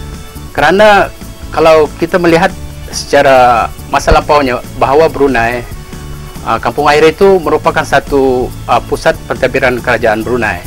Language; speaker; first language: Malay; native; Malay